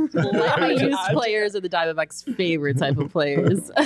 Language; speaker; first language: English; native; English